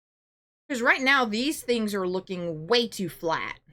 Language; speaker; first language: English; native; English